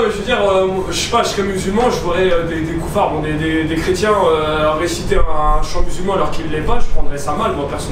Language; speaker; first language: French; native; French